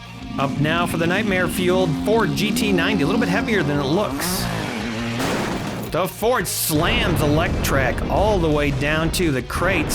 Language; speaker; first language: English; native; English